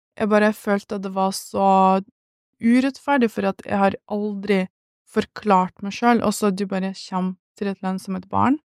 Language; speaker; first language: Norwegian; early bilingual, other home language; Russian